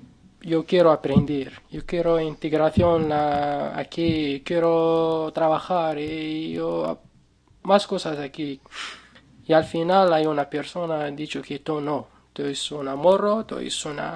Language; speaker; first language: Spanish; non-native, learner; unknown